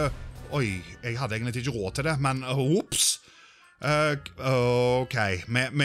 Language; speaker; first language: Norwegian; native; Norwegian